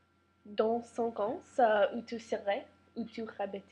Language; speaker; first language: French; non-native, learner; English